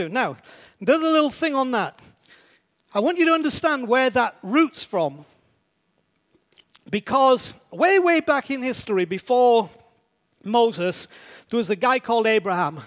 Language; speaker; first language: English; native; English